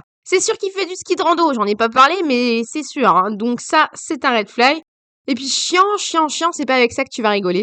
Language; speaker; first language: French; native; French